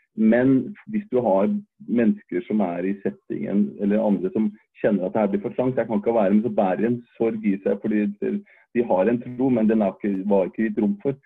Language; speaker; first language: Norwegian; native; Norwegian